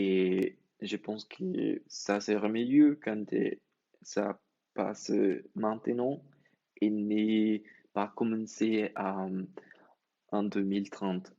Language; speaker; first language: French; non-native, learner; Spanish